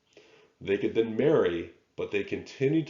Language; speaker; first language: English; native; English